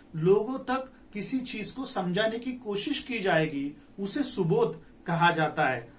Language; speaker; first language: Hindi; non-native, local second language; Marathi